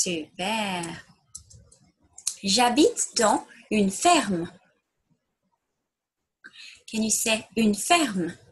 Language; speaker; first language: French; non-native, fluent; English